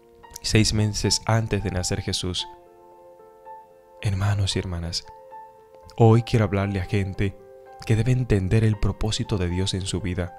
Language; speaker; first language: Spanish; native; Spanish